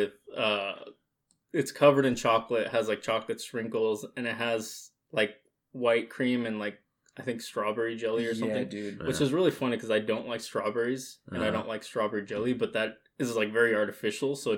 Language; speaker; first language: English; early bilingual, other home language; Spanish